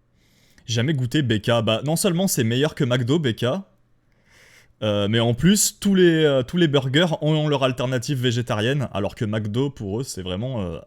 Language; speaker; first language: French; native; French